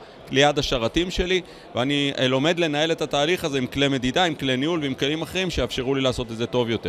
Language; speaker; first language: Hebrew; native; Hebrew